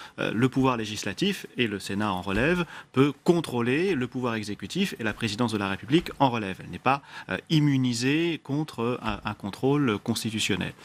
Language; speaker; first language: French; native; French